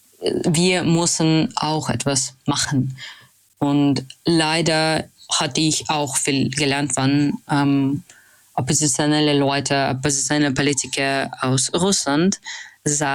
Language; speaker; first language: German; non-native, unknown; Russian